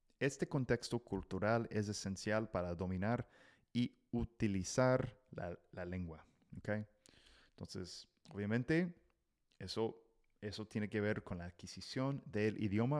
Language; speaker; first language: Spanish; non-native, fluent; English